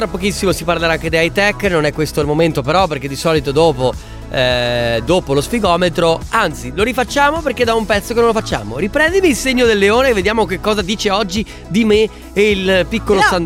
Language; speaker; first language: Italian; native; Italian